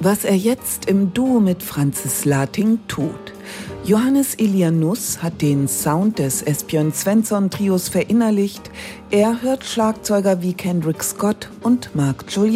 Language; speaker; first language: German; native; German